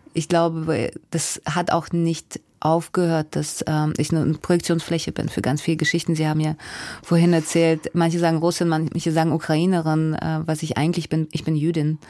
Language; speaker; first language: German; early bilingual, other home language; Russian